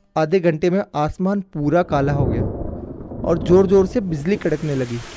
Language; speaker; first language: Hindi; native; Hindi